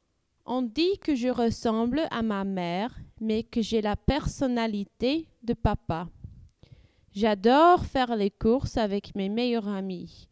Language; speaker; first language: French; non-native, learner; English